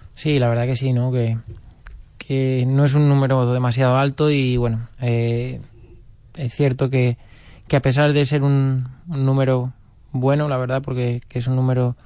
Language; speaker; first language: Spanish; native; Spanish